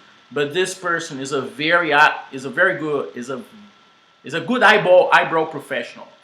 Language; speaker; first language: English; non-native, fluent; Portuguese